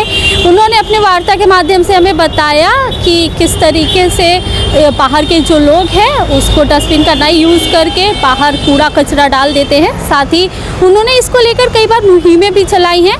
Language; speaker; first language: Hindi; native; Hindi